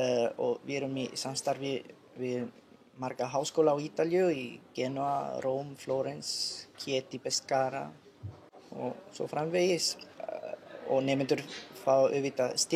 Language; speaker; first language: Icelandic; non-native, fluent; Italian